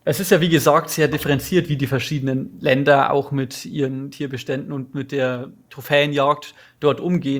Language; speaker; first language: German; native; German